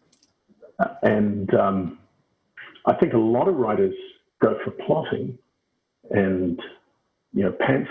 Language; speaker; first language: English; native; English